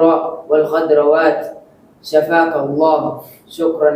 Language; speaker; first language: Arabic; non-native, learner; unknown